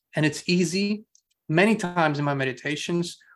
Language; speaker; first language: English; non-native, fluent; German